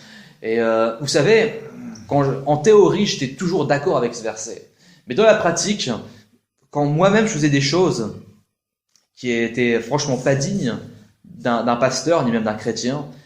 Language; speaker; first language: French; native; French